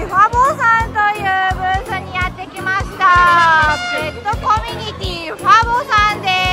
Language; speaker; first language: Japanese; native; Japanese